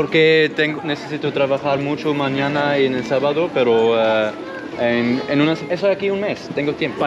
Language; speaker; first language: Spanish; non-native, learner; Swiss German